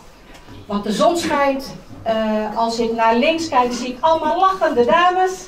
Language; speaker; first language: Dutch; early bilingual, other home language; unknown